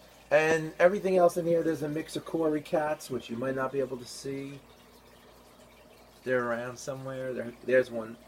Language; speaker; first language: English; native; English